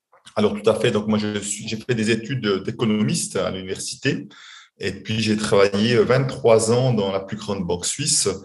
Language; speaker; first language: French; native; French